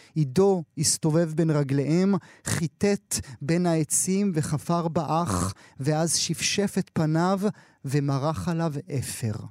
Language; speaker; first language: Hebrew; native; Hebrew